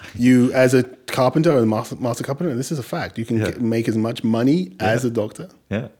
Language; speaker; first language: English; native; English